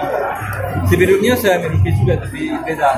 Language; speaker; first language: Indonesian; non-native, fluent; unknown